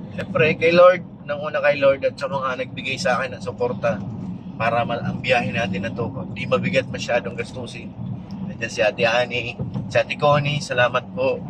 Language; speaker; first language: Filipino; non-native, local second language; Waray